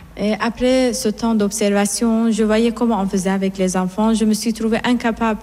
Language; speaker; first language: French; non-native, fluent; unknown